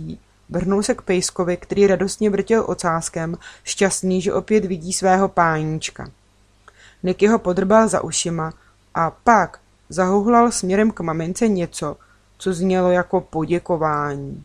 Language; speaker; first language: Czech; native; Czech